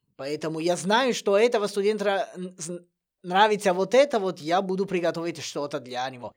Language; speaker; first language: Russian; non-native, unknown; Italian